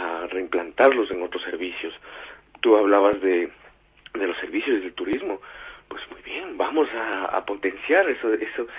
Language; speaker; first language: Spanish; native; Spanish